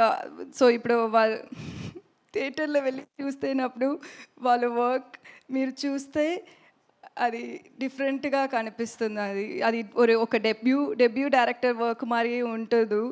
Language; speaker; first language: Telugu; non-native, local second language; Tamil